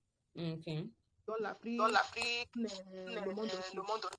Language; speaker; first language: French; non-native, learner; Yoruba